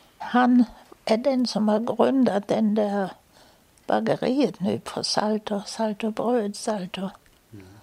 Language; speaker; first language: Swedish; non-native, fluent; German